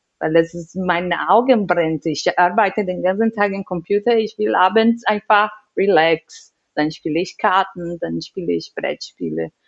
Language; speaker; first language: German; non-native, learner; Portuguese